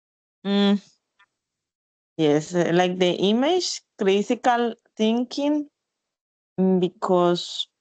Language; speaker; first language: English; non-native, learner; Spanish